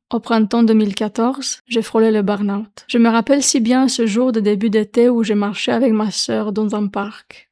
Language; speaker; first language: French; non-native, fluent; Romanian